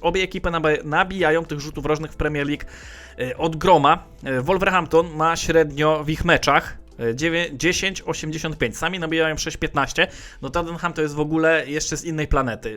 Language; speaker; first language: Polish; native; Polish